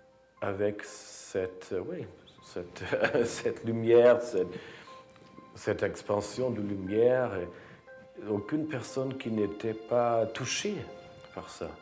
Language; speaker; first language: French; non-native, fluent; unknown